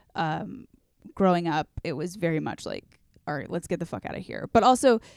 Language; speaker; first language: English; native; English